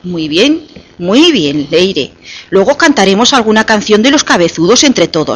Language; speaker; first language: Spanish; native; Spanish